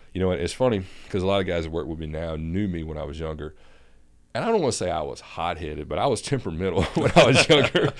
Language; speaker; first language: English; native; English